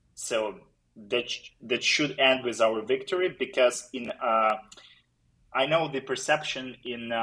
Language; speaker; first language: English; non-native, fluent; Ukrainian